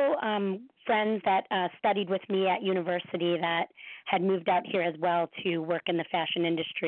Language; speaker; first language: English; native; English